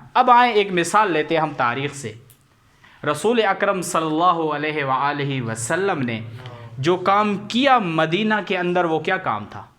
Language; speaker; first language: Urdu; non-native, local second language; Punjabi